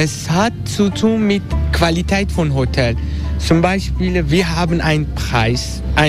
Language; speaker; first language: German; non-native, learner; Turkish